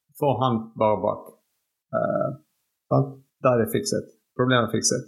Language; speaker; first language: Norwegian; non-native, fluent; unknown